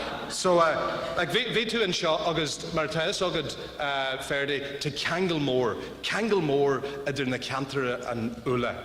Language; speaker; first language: Irish; non-native, learner; English